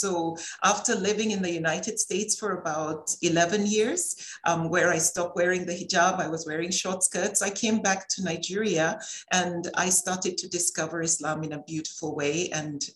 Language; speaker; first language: English; native; English